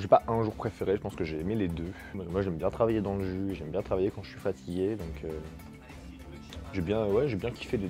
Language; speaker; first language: French; native; French